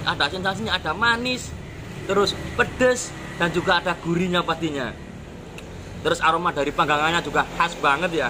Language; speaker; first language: Indonesian; non-native, local second language; Javanese